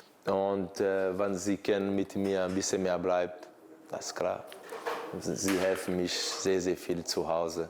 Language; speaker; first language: German; non-native, fluent; Portuguese